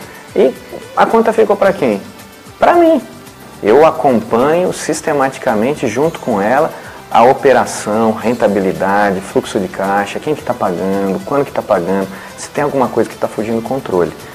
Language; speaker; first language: Portuguese; native; Portuguese